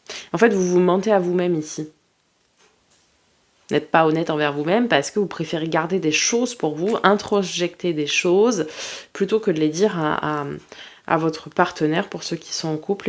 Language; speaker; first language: French; native; French